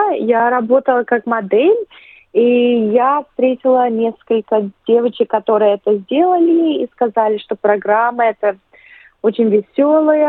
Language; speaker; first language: Russian; early bilingual, other home language; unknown